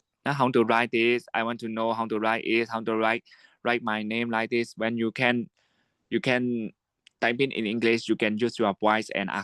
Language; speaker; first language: English; non-native, learner; Shan